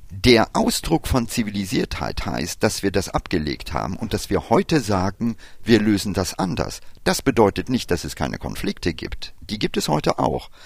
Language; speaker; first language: German; early bilingual, other home language; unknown